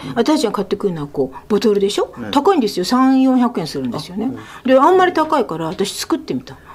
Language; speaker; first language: Japanese; native; Japanese